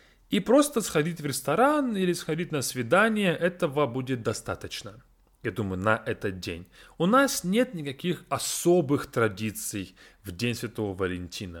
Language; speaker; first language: Russian; native; Russian